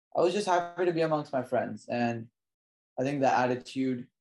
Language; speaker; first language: English; native; English